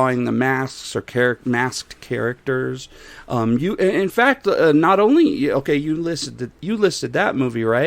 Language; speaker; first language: English; native; English